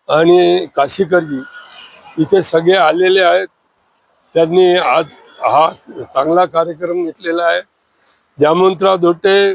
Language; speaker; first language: Marathi; native; Marathi